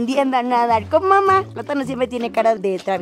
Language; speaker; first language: Spanish; native; Spanish